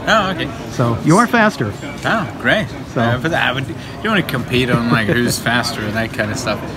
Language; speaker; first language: English; non-native, fluent; Ukrainian